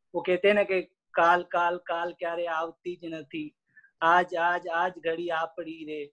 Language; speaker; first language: Hindi; non-native, local second language; Gujarati